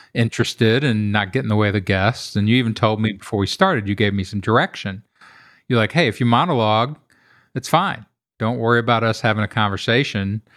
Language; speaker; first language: English; native; English